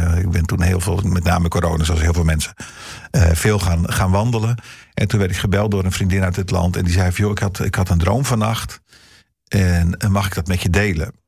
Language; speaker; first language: Dutch; early bilingual, heritage; Dutch